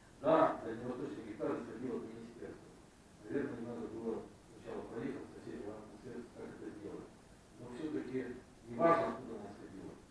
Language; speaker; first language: Russian; native; Russian